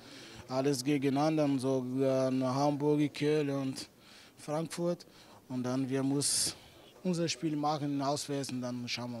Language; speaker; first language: German; non-native, learner; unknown